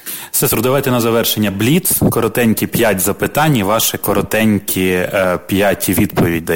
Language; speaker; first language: Ukrainian; native; Ukrainian